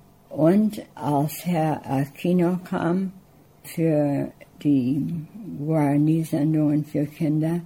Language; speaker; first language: German; early bilingual, heritage; English